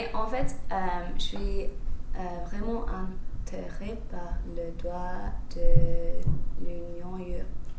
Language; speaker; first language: French; non-native, fluent; English